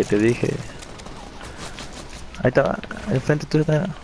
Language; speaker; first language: Spanish; native; Spanish